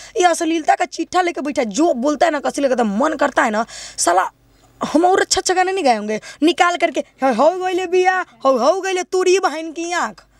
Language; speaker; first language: Hindi; native; Hindi